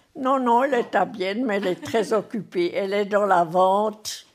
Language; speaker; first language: French; native; French